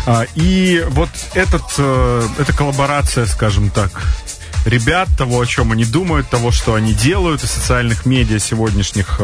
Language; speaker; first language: Russian; native; Russian